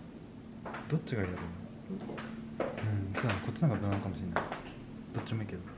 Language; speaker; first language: Japanese; native; Japanese